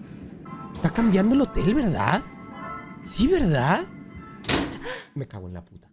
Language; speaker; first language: Spanish; native; Spanish